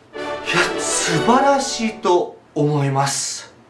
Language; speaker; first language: Japanese; non-native, fluent; Korean